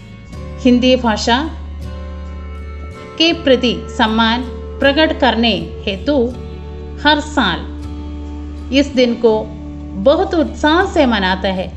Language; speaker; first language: Hindi; non-native, local second language; Malayalam